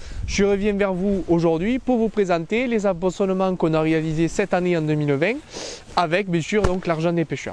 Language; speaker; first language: French; native; French